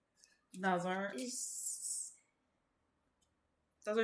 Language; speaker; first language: French; native; French